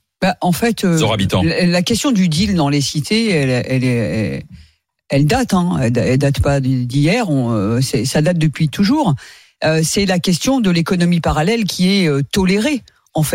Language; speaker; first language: French; native; French